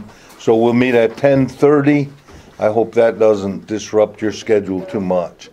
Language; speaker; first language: English; native; English